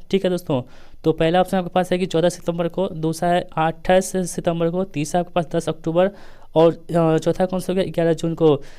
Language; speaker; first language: Hindi; native; Hindi